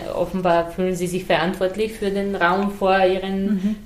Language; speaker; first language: German; non-native, fluent; Serbian